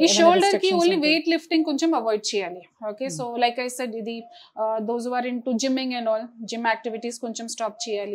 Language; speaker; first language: Telugu; non-native, fluent; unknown